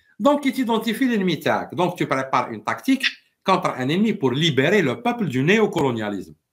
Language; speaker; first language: French; non-native, local second language; Arabic